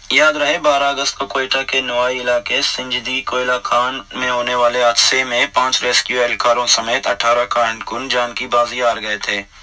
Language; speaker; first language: Urdu; non-native, local second language; Baluchi